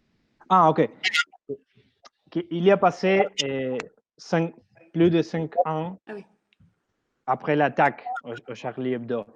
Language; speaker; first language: French; non-native, learner; Spanish